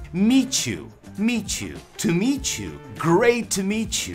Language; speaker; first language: English; non-native, fluent; Portuguese